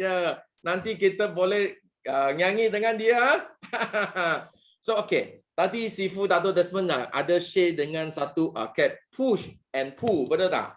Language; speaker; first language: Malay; non-native, local second language; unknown